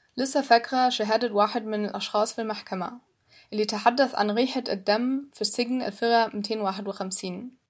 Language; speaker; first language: Arabic; non-native, fluent; German